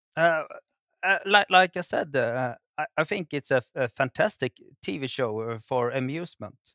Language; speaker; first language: English; non-native, fluent; Swedish